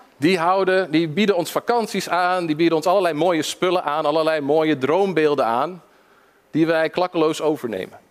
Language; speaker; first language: Dutch; early bilingual, other home language; English